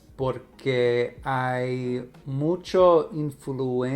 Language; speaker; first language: Spanish; non-native, learner; English